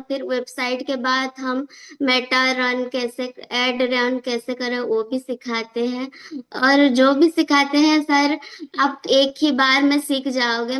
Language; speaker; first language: Hindi; non-native, local second language; Odia